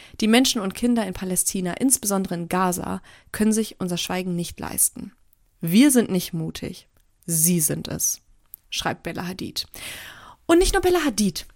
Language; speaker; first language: German; early bilingual, other home language; Turkish